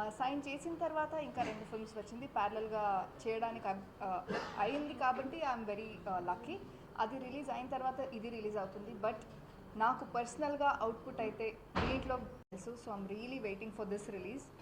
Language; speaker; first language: Telugu; non-native, fluent; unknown